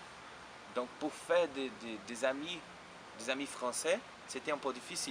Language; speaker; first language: French; non-native, fluent; Portuguese